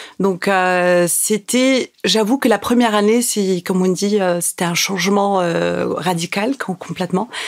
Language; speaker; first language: French; non-native, local second language; Arabic